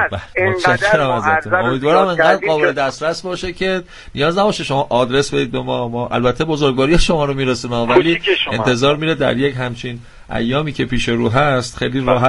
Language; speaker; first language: Persian; native; Persian